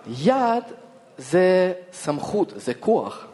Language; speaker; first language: Hebrew; non-native, fluent; Russian